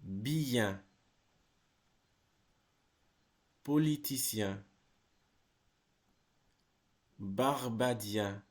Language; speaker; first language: French; non-native, fluent; English